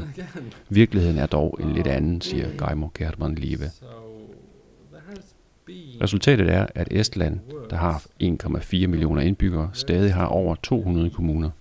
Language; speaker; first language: Danish; native; Danish